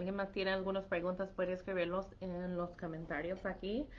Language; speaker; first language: Spanish; non-native, fluent; English